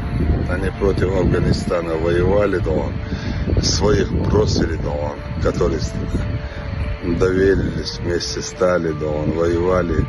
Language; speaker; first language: Russian; non-native, local second language; Chechen